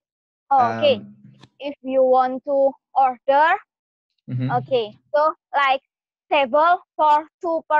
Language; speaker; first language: English; non-native, learner; Indonesian